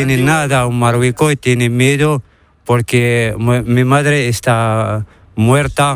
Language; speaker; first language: Spanish; non-native, learner; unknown